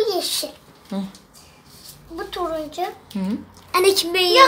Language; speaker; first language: Turkish; early bilingual, heritage; Turkish